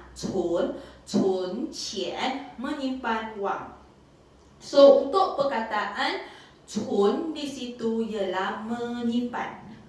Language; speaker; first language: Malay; native; Malay